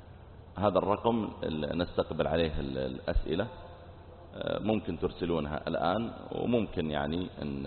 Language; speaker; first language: Arabic; native; Arabic